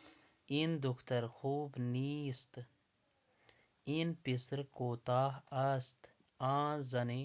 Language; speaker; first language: Persian; non-native, fluent; Urdu